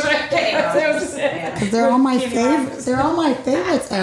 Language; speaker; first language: English; early bilingual, other home language; Spanish